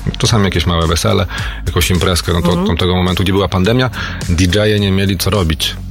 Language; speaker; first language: Polish; native; Polish